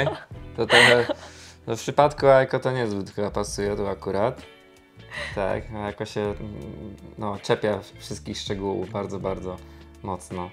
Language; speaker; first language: Polish; native; Polish